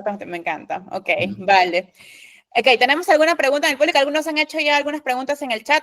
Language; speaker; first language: Spanish; native; Spanish